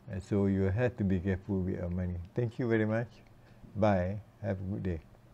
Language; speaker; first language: English; non-native, local second language; Malay